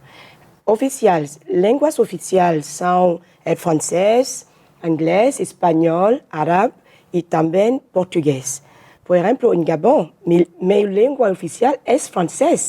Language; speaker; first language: Portuguese; non-native, learner; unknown